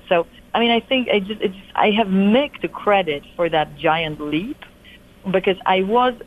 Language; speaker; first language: English; non-native, fluent; Polish